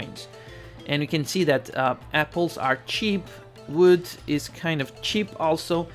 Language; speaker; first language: English; non-native, fluent; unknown